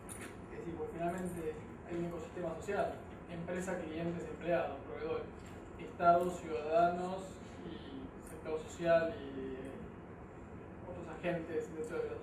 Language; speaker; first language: Spanish; native; Spanish